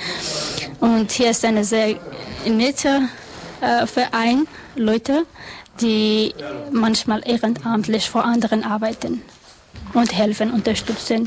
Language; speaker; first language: German; non-native, learner; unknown